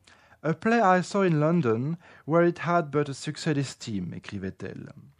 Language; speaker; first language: French; native; French